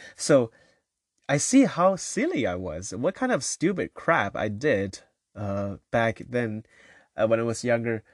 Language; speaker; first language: English; non-native, fluent; Chinese